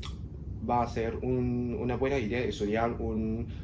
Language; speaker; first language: Spanish; non-native, learner; Cantonese